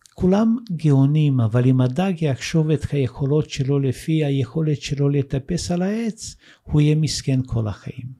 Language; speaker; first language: Hebrew; non-native, fluent; Russian